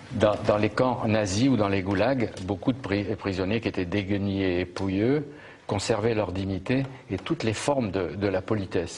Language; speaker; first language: French; native; French